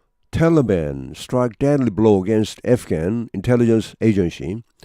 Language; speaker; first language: English; non-native, fluent; Korean